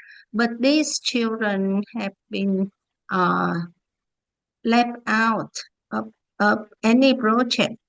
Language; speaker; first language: English; non-native, learner; Vietnamese